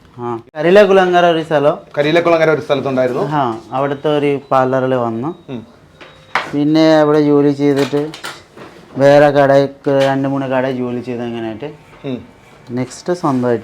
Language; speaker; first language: Malayalam; non-native, local second language; Bangla